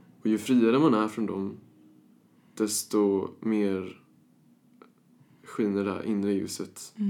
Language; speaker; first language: Swedish; early bilingual, other home language; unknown